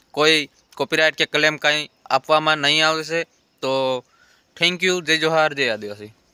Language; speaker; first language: Gujarati; non-native, local second language; Bhili